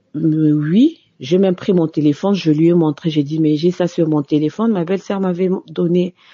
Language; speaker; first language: French; non-native, local second language; Lingala